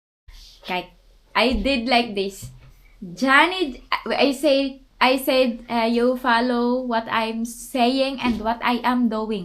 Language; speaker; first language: English; non-native, local second language; Filipino